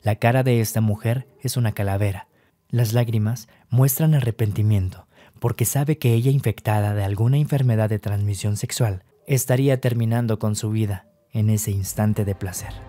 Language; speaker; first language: Spanish; native; Spanish